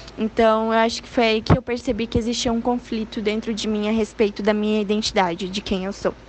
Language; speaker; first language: Portuguese; early bilingual, heritage; Portuguese